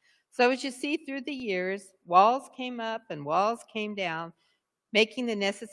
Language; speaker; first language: English; native; English